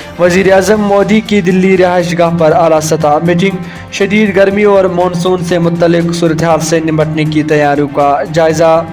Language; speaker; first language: Urdu; non-native, local second language; Kashmiri